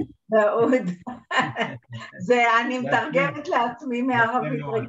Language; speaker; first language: Hebrew; native; Hebrew